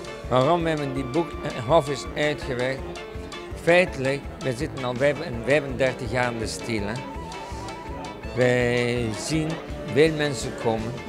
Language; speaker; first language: Dutch; non-native, local second language; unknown